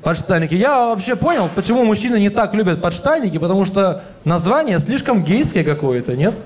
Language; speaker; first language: Russian; native; Russian